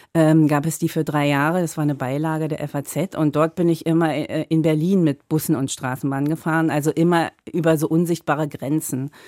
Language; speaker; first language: German; native; German